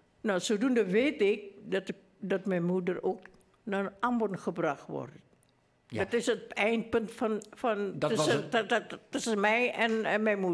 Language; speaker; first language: Dutch; early bilingual, other home language; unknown